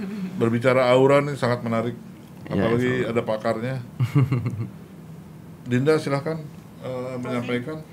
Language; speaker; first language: Indonesian; native; Indonesian